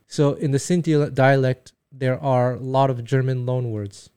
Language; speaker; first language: English; non-native, fluent; Min Nan Chinese